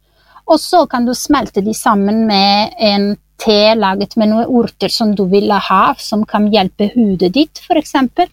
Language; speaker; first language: Norwegian; non-native, fluent; Italian